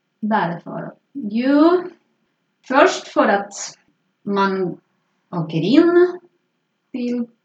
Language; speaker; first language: Swedish; non-native, fluent; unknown